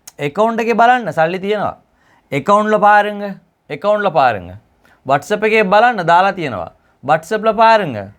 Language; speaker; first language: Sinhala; non-native, local second language; Tamil